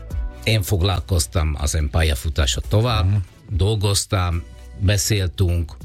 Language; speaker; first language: Hungarian; non-native, learner; Italian